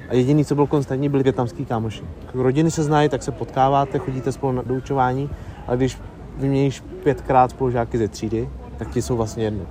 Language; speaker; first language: Czech; early bilingual, other home language; Vietnamese